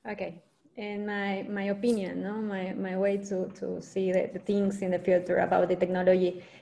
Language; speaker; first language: English; non-native, learner; Spanish